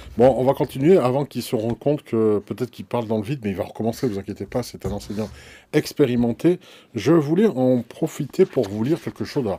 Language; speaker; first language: French; native; French